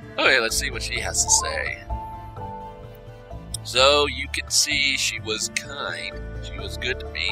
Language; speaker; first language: English; native; English